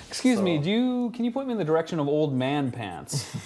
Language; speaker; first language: English; native; English